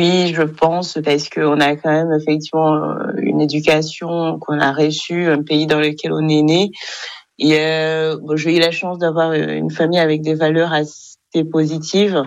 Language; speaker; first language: French; non-native, local second language; Kinyarwanda